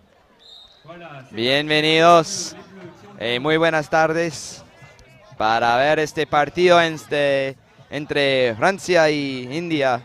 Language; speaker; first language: Spanish; non-native, fluent; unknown